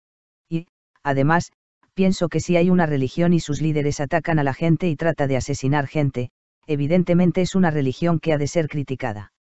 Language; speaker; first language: Spanish; native; Spanish